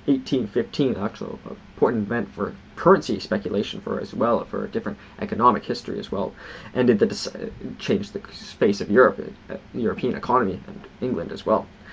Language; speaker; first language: English; native; English